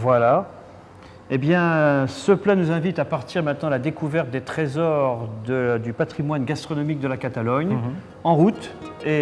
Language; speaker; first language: French; native; French